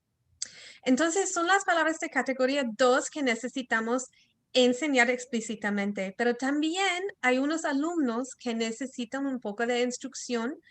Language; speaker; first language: Spanish; early bilingual, heritage; Spanish